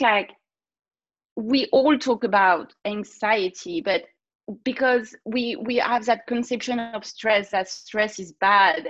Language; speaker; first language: English; non-native, fluent; French